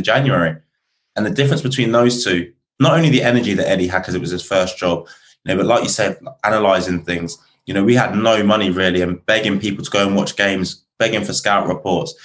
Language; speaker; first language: English; native; English